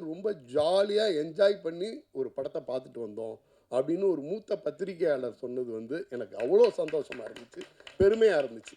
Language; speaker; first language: Tamil; native; Tamil